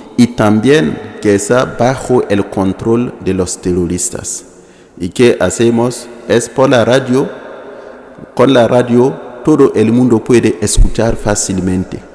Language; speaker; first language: Spanish; non-native, fluent; Mossi